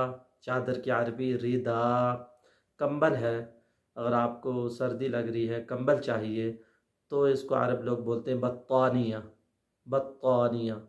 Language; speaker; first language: Urdu; native; Urdu